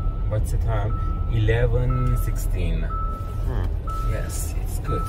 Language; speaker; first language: English; non-native, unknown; Persian